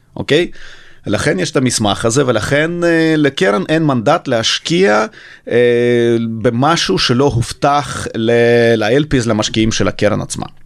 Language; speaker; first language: Hebrew; early bilingual, other home language; Russian